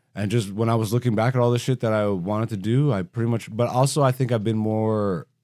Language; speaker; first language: English; native; English